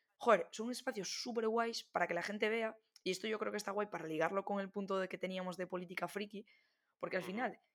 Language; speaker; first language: Spanish; native; Spanish